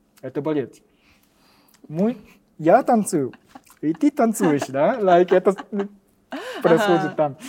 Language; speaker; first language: Russian; non-native, learner; Japanese